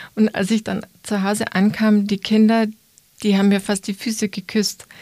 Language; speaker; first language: German; native; German